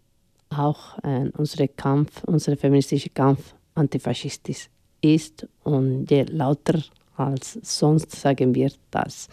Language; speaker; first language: German; non-native, fluent; Spanish